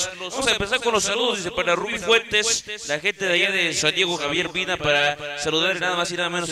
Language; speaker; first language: Spanish; native; Spanish